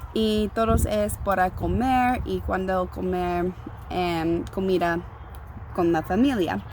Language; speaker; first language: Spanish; non-native, learner; English